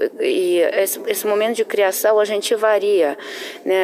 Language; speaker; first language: Portuguese; non-native, fluent; Russian